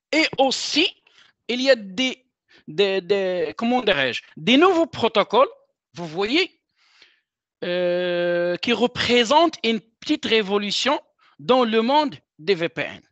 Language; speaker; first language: French; non-native, local second language; Arabic